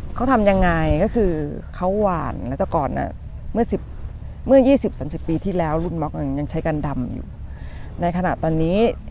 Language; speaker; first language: Thai; native; Thai